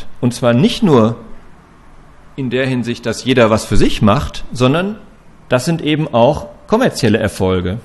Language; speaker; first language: German; native; German